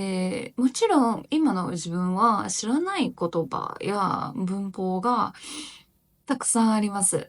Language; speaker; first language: Japanese; non-native, learner; Chinese